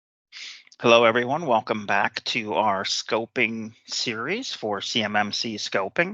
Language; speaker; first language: English; native; English